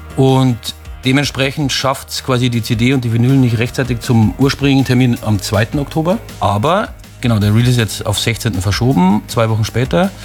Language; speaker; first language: German; native; German